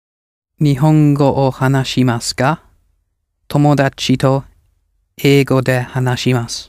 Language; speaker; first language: Japanese; non-native, learner; English